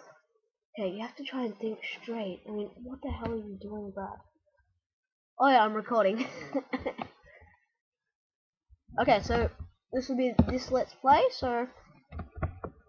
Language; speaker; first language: English; native; English